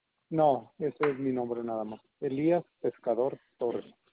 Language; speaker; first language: Spanish; native; Spanish